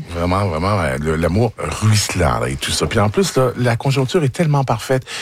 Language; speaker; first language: French; native; French